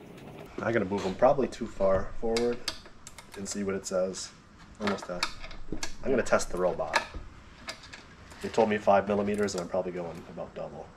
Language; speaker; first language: English; native; English